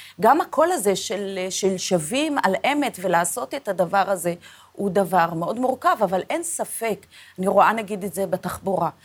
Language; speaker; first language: Hebrew; non-native, local second language; Arabic